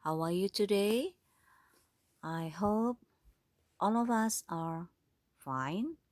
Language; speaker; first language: English; non-native, fluent; Indonesian